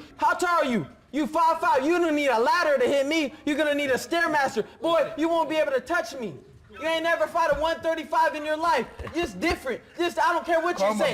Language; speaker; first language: English; native; English